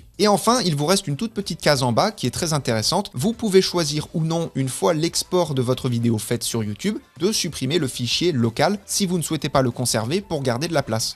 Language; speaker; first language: French; native; French